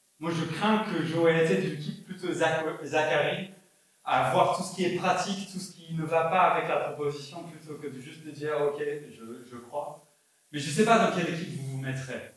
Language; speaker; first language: French; non-native, fluent; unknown